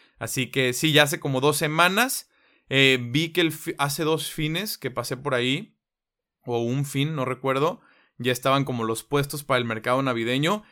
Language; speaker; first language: Spanish; native; Spanish